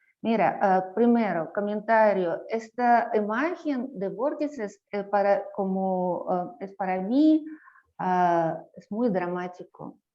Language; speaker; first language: Spanish; non-native, learner; Russian